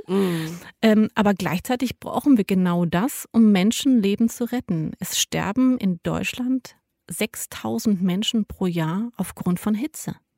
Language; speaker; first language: German; native; German